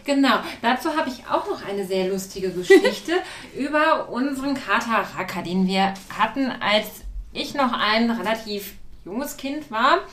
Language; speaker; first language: German; native; German